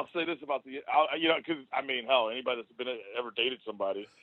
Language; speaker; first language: English; native; English